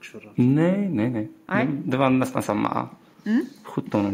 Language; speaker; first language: Swedish; non-native, learner; Arabic